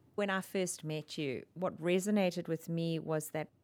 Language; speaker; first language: English; native; English